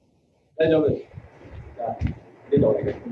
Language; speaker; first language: Japanese; native; Japanese